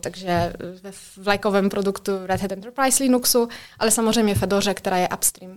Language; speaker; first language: Czech; non-native, fluent; Polish